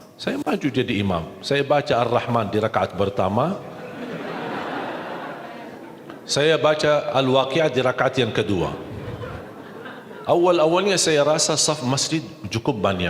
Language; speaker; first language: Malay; non-native, fluent; Arabic